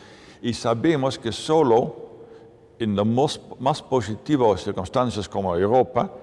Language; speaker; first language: Spanish; non-native, fluent; Dutch